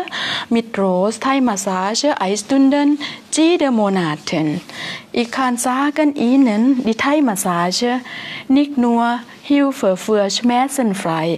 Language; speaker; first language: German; non-native, learner; Thai